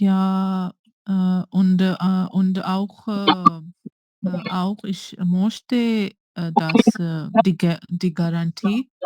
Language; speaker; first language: German; non-native, learner; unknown